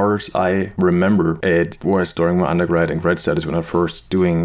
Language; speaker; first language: English; non-native, fluent; German